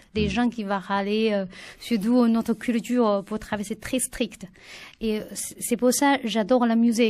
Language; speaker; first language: French; non-native, learner; Chinese